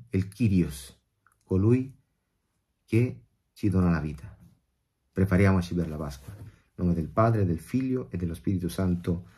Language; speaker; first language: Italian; non-native, fluent; Spanish